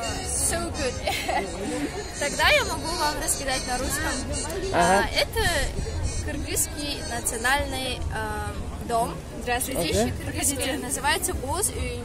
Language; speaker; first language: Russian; non-native, local second language; Kyrgyz